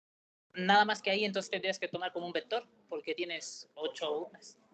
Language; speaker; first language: Spanish; native; Spanish